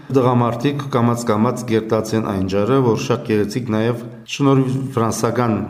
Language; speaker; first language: Armenian; early bilingual, heritage; Armenian